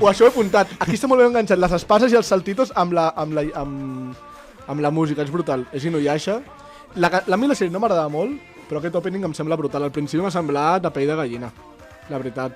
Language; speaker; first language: Catalan; native; Catalan